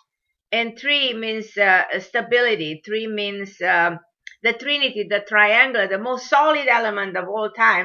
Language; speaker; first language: English; non-native, fluent; Romanian